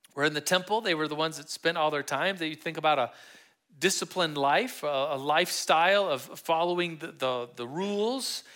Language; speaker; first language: English; native; English